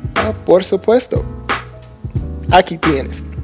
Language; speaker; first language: Spanish; non-native, learner; English